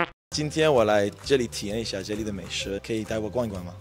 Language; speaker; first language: Chinese; non-native, fluent; English